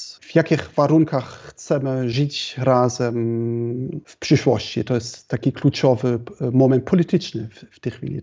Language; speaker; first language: Polish; non-native, fluent; German